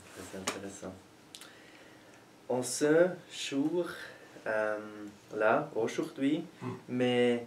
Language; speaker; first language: French; non-native, learner; German